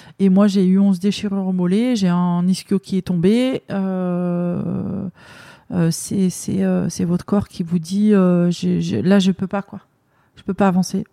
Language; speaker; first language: French; native; French